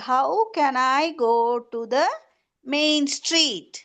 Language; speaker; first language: English; non-native, local second language; Tamil